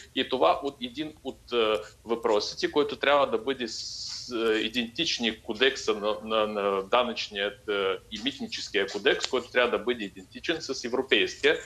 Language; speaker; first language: Bulgarian; early bilingual, heritage; Bulgarian